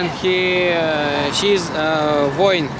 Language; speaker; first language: English; non-native, learner; Kazakh